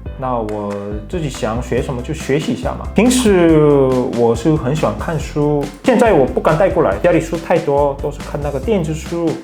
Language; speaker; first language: Chinese; non-native, fluent; Korean